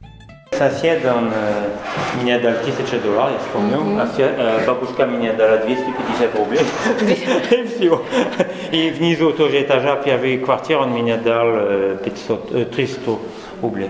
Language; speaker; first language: Russian; non-native, learner; French